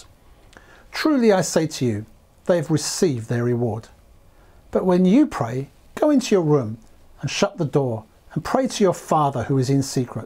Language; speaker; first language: English; native; English